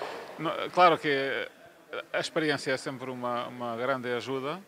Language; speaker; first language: Portuguese; non-native, learner; Spanish